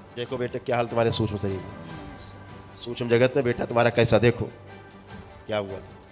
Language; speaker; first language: Hindi; native; Hindi